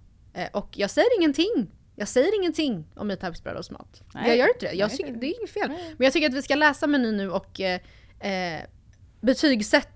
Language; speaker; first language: Swedish; native; Swedish